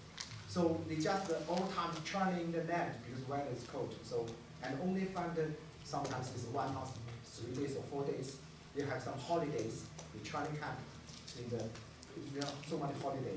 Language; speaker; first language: English; non-native, learner; Chinese